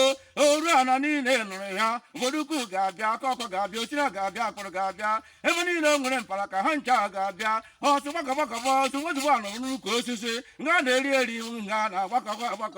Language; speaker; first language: Igbo; native; Igbo